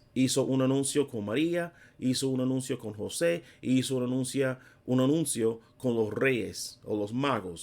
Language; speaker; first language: Spanish; non-native, fluent; English